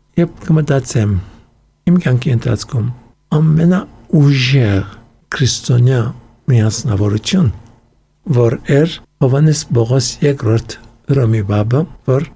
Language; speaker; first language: Armenian; early bilingual, heritage; Armenian